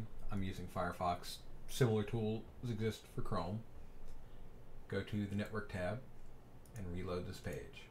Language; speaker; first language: English; native; English